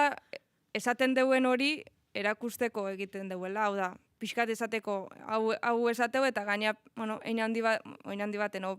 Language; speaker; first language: Basque; native; Basque